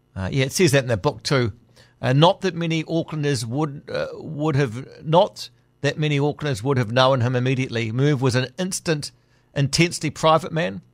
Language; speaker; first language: English; native; English